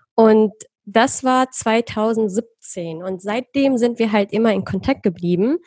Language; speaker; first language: German; early bilingual, other home language; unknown